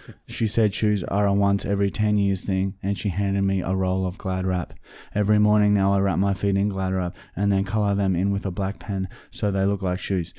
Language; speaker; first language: English; early bilingual, other home language; German